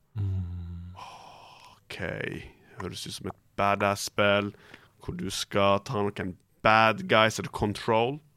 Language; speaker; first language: Norwegian; early bilingual, other home language; Turkish